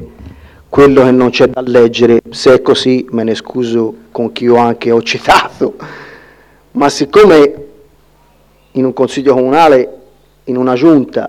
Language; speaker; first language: Italian; native; Italian